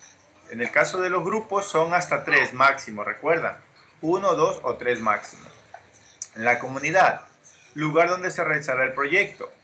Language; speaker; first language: Spanish; native; Spanish